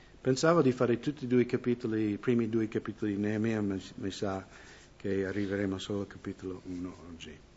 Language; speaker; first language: Italian; non-native, fluent; English